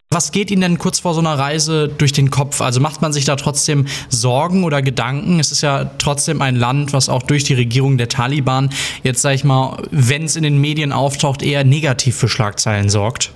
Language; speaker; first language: German; native; German